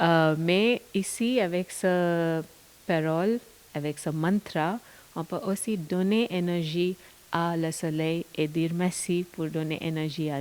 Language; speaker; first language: French; non-native, learner; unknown